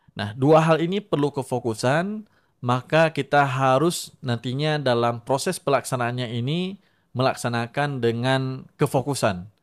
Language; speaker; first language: Indonesian; non-native, local second language; Achinese